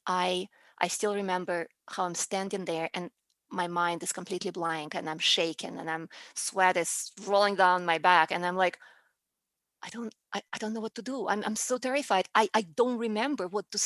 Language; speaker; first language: English; non-native, fluent; Russian